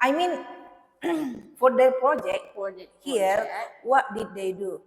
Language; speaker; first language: English; non-native, local second language; Indonesian